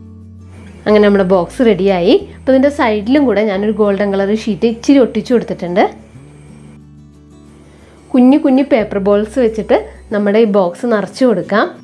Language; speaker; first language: Malayalam; native; Malayalam